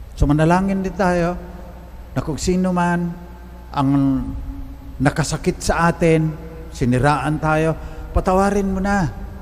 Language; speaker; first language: Filipino; non-native, local second language; Cebuano